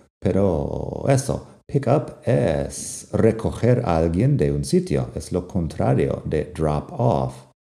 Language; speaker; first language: Spanish; non-native, fluent; English